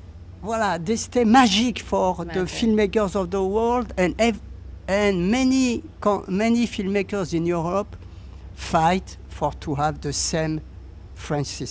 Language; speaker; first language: English; non-native, learner; French